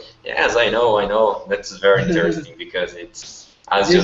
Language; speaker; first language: English; non-native, learner; Portuguese